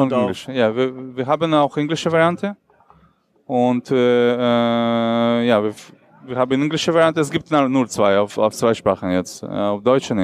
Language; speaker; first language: German; non-native, learner; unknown